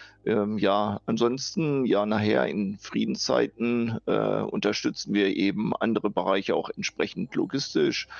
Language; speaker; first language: German; native; German